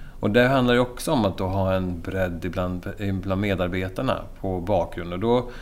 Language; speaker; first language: Swedish; native; Swedish